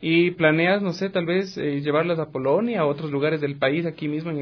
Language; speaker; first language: Spanish; native; Spanish